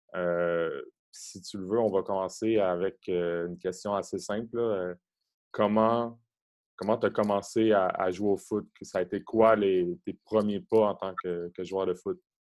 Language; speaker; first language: French; native; French